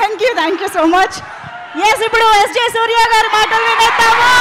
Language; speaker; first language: Telugu; native; Telugu